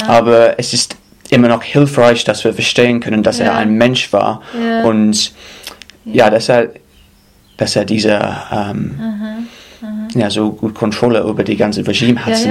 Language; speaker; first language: German; non-native, fluent; English